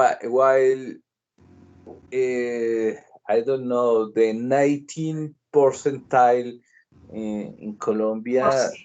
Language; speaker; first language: English; non-native, learner; Spanish